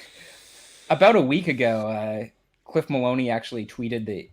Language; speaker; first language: English; native; English